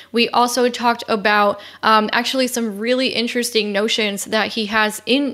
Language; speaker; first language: English; native; English